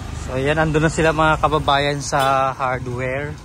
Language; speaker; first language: Filipino; native; Filipino